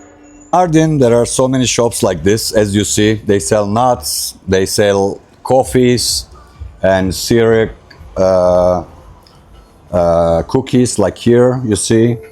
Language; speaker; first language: English; non-native, fluent; Turkish